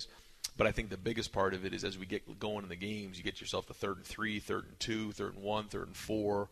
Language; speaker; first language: English; native; English